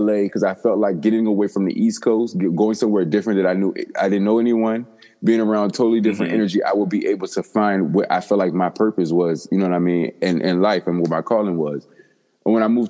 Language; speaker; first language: English; native; English